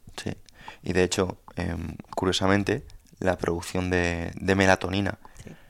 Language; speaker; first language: Spanish; native; Spanish